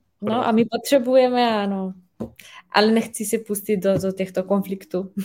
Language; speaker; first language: Czech; non-native, fluent; Slovenian